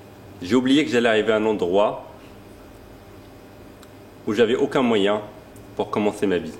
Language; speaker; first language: French; non-native, fluent; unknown